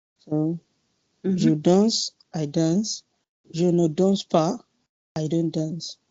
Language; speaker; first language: French; non-native, learner; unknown